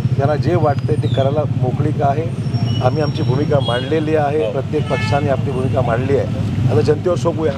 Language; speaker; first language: Marathi; native; Marathi